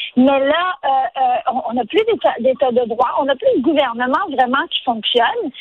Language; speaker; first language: French; native; French